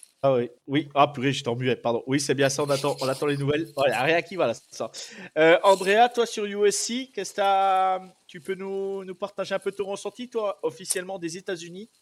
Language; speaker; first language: French; native; French